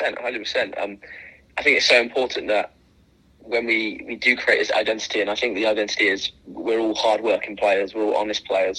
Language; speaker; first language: English; native; English